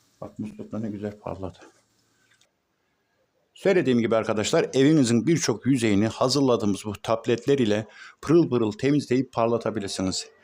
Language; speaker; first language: Turkish; native; Turkish